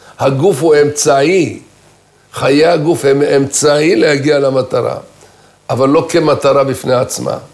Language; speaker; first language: Hebrew; native; Hebrew